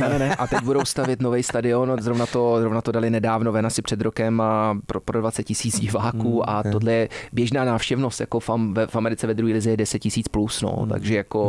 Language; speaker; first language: Czech; early bilingual, heritage; Czech